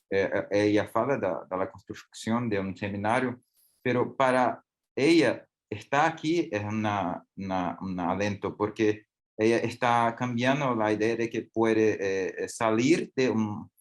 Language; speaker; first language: Spanish; non-native, learner; Portuguese